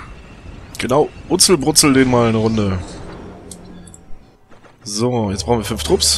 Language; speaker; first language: German; native; German